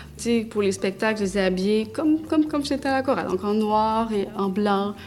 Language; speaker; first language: French; early bilingual, other home language; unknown